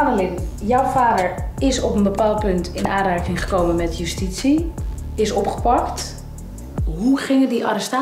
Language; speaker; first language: Dutch; native; Dutch